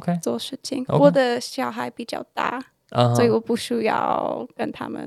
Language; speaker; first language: Chinese; non-native, learner; English